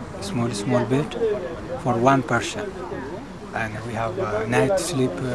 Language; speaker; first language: English; non-native, learner; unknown